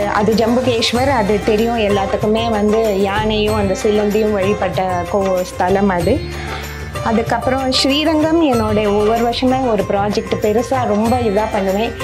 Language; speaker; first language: Tamil; non-native, local second language; Gujarati